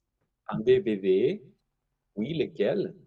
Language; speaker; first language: French; non-native, fluent; Spanish